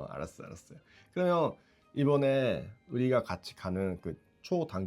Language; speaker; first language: Korean; non-native, fluent; Japanese